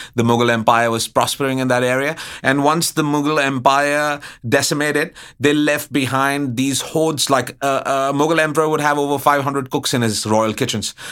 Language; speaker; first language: English; non-native, local second language; Hindi